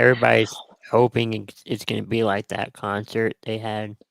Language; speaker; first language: English; native; English